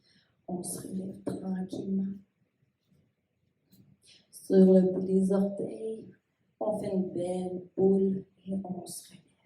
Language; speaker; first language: French; native; French